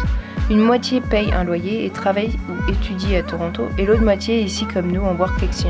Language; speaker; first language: French; native; French